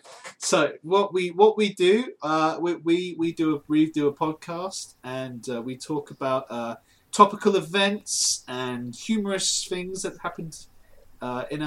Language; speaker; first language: English; native; English